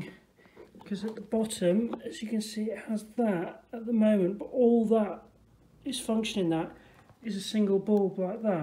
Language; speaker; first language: English; native; English